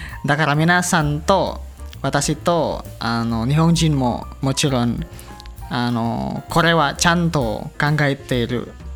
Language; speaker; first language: Japanese; non-native, learner; Indonesian